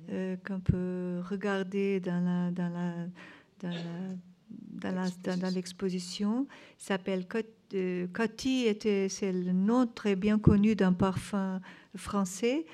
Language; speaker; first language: French; non-native, fluent; Portuguese